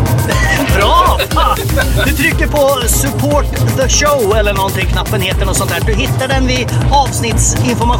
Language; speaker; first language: Swedish; native; Swedish